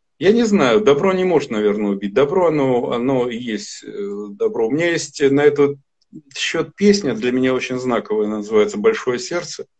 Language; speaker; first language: Russian; native; Russian